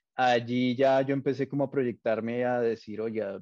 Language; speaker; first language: Spanish; native; Spanish